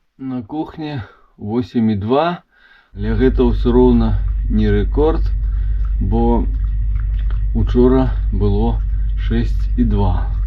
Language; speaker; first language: Belarusian; native; Belarusian